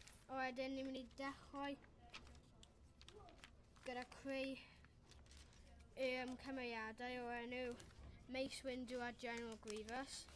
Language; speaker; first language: Welsh; non-native, local second language; English